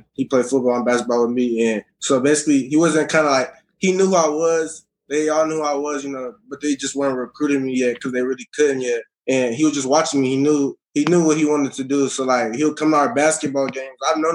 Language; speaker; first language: English; native; English